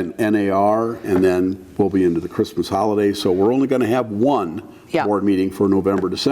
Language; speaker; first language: English; native; English